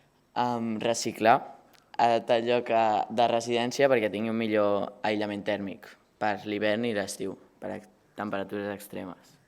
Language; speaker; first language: Catalan; native; Catalan